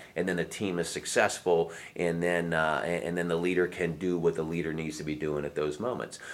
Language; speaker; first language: English; native; English